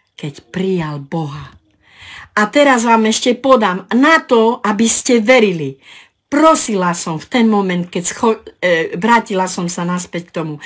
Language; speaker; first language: Slovak; non-native, local second language; Romany